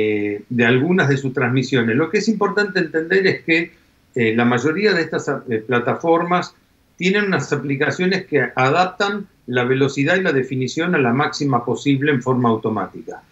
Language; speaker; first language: Spanish; native; Spanish